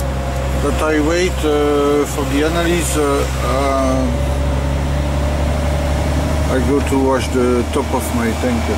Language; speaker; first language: English; non-native, learner; French